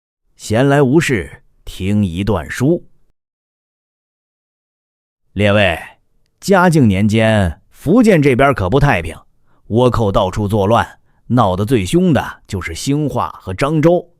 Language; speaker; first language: Chinese; native; Chinese